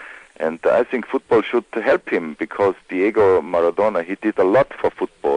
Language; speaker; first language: English; non-native, fluent; German